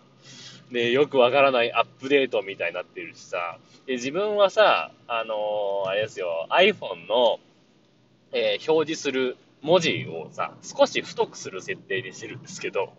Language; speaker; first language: Japanese; native; Japanese